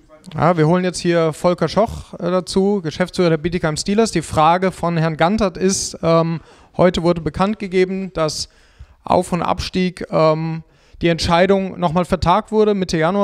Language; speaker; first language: German; native; German